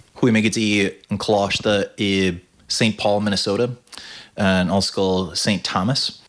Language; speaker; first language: Irish; non-native, fluent; English